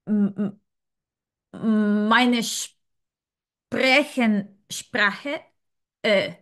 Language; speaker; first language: German; non-native, learner; Serbian